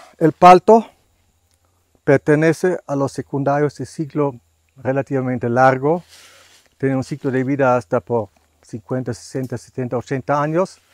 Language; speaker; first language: Spanish; non-native, fluent; German